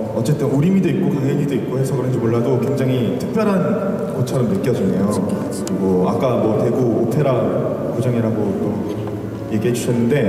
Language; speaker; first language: Korean; native; Korean